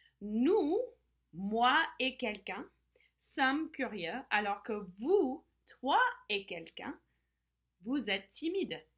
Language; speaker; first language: French; non-native, fluent; English